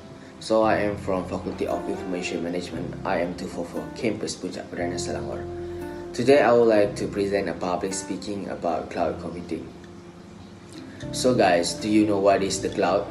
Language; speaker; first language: English; non-native, local second language; Malay